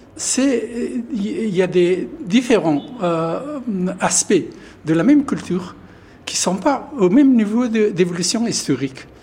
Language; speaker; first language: French; non-native, fluent; Pashto